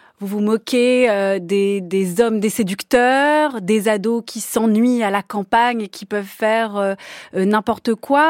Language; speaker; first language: French; native; French